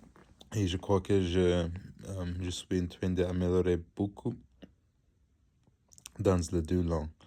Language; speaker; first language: French; non-native, learner; English